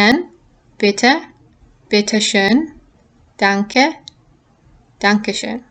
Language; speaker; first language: German; non-native, fluent; English